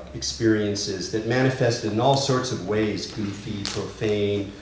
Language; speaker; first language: English; native; English